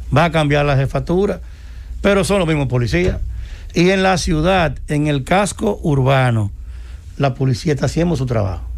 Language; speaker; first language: Spanish; native; Spanish